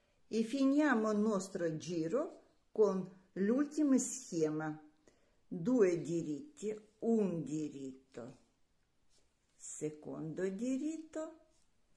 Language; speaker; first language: Italian; non-native, learner; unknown